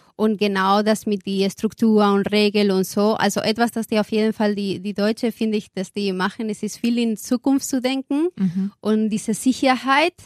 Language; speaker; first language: German; non-native, fluent; Spanish